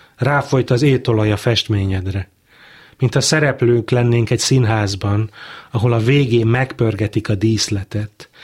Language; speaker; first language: Hungarian; native; Hungarian